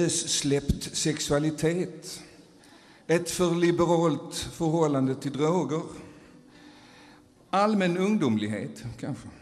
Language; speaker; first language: Swedish; native; Swedish